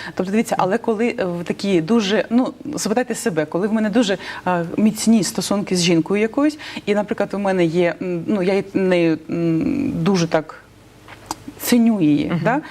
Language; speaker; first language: Ukrainian; non-native, local second language; Russian